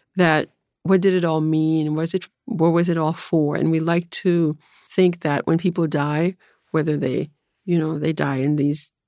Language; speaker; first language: English; early bilingual, other home language; Haitian Creole